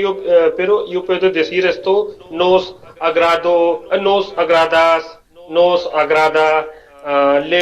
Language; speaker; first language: Spanish; non-native, learner; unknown